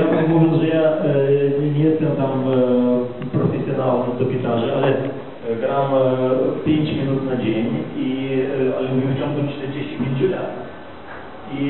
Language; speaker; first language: Polish; non-native, learner; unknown